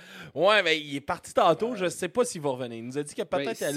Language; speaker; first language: French; native; French